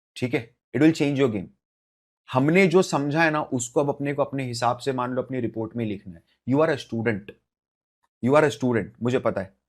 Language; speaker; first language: Hindi; native; Hindi